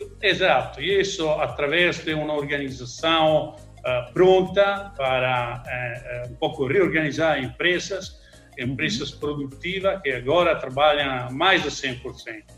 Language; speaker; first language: Portuguese; non-native, learner; Italian